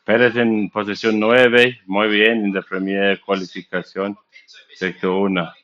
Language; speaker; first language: Spanish; non-native, learner; English